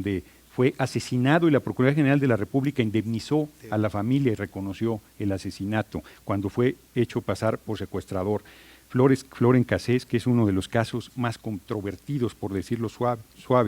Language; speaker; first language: Spanish; native; Spanish